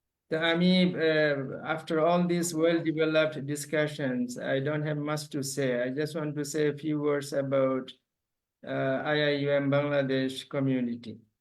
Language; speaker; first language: English; non-native, local second language; Bangla